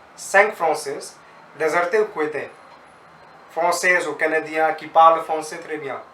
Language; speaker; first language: French; non-native, learner; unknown